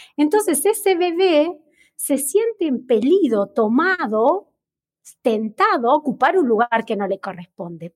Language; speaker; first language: Spanish; native; Spanish